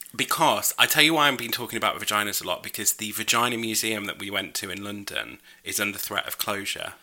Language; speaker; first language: English; native; English